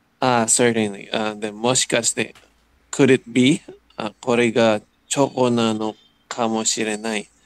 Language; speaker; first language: Japanese; non-native, learner; English